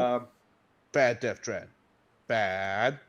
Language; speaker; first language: English; native; English